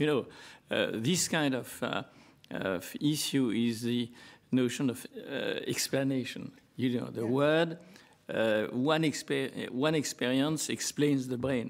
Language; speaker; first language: English; non-native, fluent; French